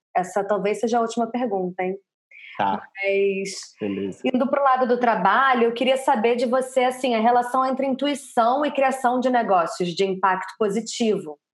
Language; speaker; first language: Portuguese; native; Portuguese